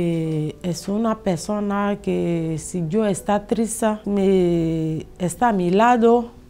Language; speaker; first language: Spanish; non-native, learner; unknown